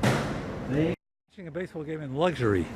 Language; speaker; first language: English; native; English